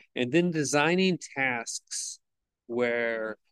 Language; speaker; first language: English; native; English